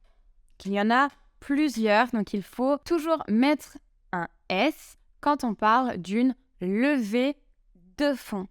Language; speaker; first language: French; native; French